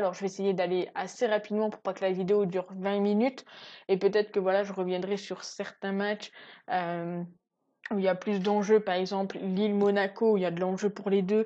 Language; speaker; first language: French; native; French